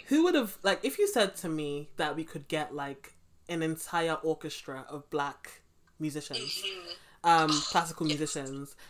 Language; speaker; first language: English; native; English